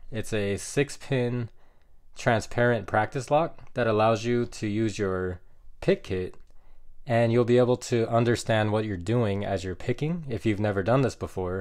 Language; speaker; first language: English; native; English